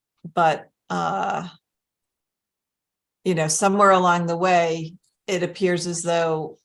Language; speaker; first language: English; native; English